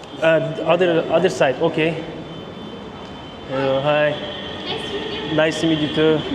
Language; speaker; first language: English; non-native, learner; Turkish